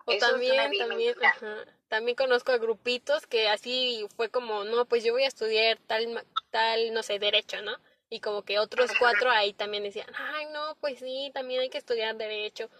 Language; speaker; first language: Spanish; native; Spanish